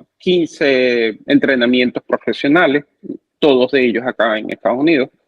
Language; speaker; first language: Spanish; native; Spanish